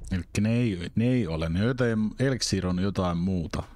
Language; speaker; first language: Finnish; native; Finnish